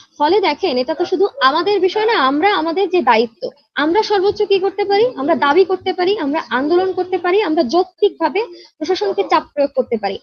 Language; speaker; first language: Bangla; native; Bangla